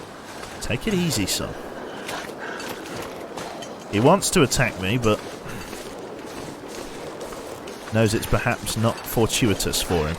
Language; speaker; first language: English; native; English